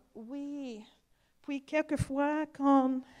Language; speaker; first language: French; non-native, fluent; English